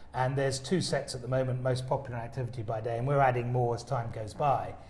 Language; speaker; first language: English; native; English